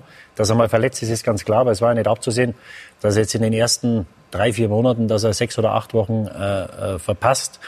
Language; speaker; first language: German; native; German